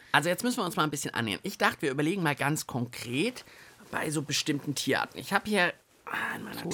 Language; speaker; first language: German; native; German